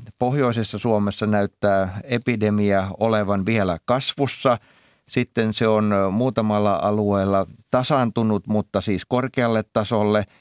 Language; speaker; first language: Finnish; native; Finnish